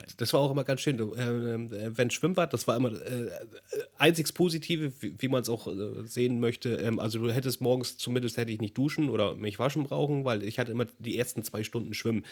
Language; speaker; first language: German; native; German